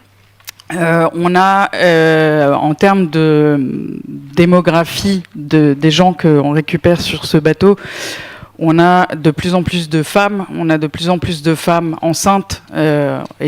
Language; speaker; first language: French; native; French